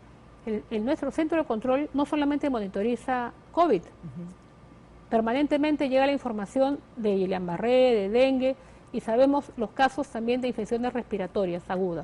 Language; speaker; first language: Spanish; native; Spanish